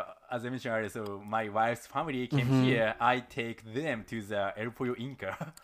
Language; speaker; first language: English; non-native, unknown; Japanese